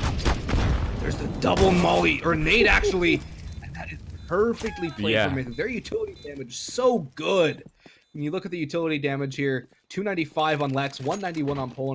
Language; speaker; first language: English; native; English